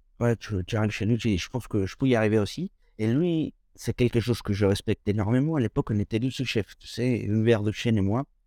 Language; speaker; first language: French; non-native, fluent; Spanish